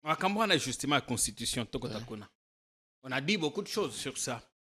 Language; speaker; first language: French; non-native, local second language; Lingala